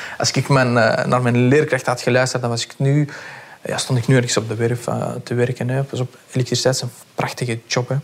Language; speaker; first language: Dutch; early bilingual, other home language; Pashto